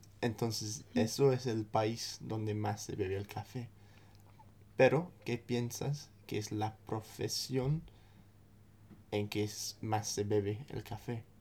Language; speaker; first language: Spanish; non-native, fluent; English